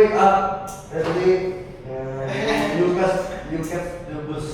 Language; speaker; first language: English; non-native, learner; Indonesian